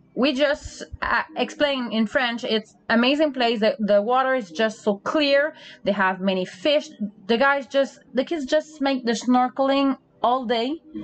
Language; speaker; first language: English; non-native, learner; French